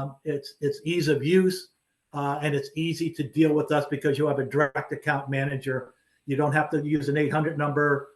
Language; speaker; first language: English; native; English